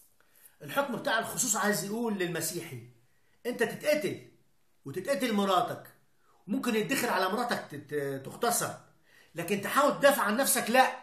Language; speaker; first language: Arabic; native; Arabic